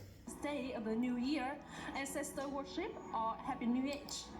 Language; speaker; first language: English; non-native, learner; Vietnamese